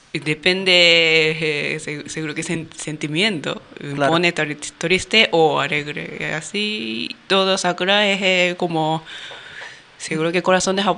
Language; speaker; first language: Spanish; non-native, learner; Japanese